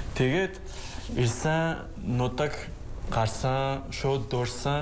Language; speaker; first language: Mongolian; non-native, learner; French